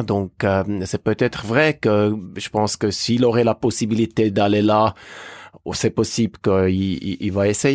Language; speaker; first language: French; native; French